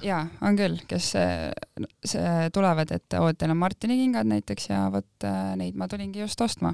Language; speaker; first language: Estonian; native; Estonian